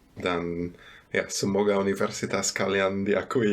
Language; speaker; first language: Indonesian; non-native, fluent; German